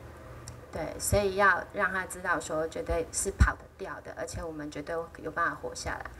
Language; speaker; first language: Chinese; native; Chinese